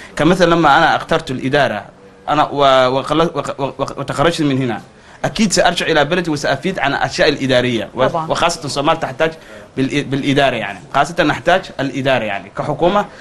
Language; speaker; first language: Arabic; non-native, fluent; Somali